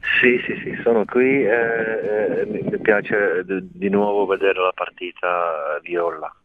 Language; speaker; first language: Italian; non-native, fluent; Czech